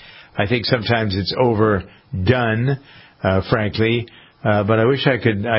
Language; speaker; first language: English; native; English